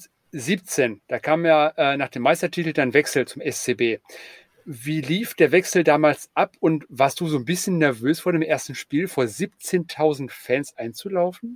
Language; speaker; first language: German; native; German